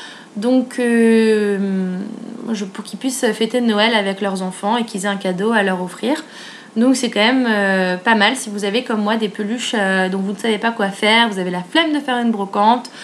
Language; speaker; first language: French; native; French